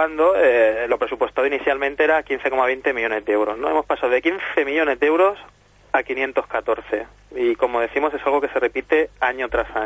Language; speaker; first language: Spanish; native; Spanish